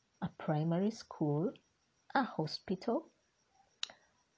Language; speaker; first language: English; non-native, local second language; Luyia